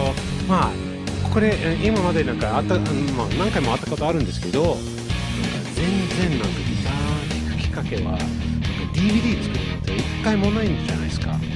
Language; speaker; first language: Japanese; non-native, fluent; English